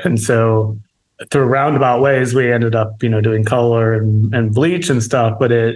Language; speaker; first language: English; native; English